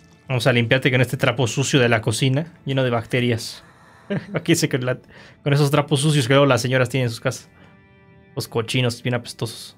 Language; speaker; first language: Spanish; native; Spanish